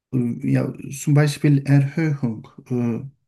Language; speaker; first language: German; non-native, learner; Turkish